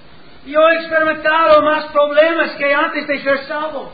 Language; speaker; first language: Spanish; non-native, learner; English